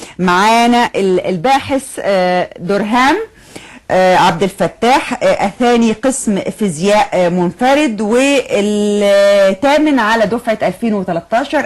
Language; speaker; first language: Arabic; native; Arabic